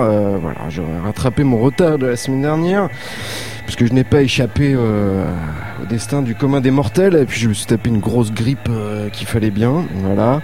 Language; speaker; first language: French; native; French